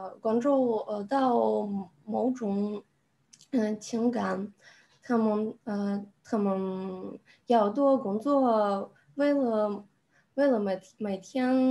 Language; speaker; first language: Chinese; non-native, learner; Russian